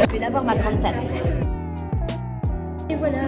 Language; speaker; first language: French; native; French